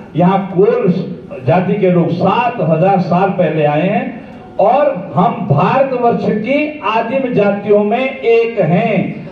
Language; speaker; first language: Hindi; native; Hindi